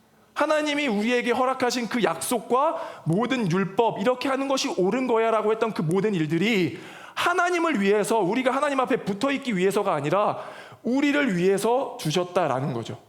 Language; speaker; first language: Korean; native; Korean